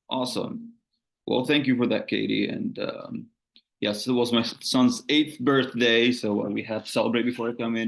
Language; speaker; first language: English; non-native, fluent; Arabic